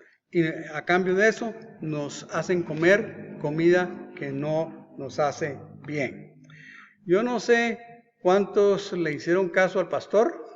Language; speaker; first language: Spanish; native; Spanish